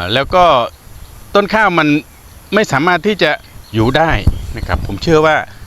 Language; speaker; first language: Thai; non-native, local second language; Khmer